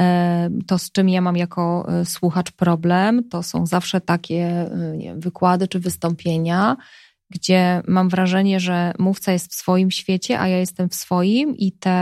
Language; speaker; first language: Polish; native; Polish